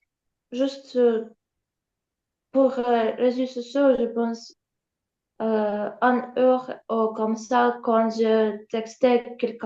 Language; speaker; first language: French; non-native, learner; Ukrainian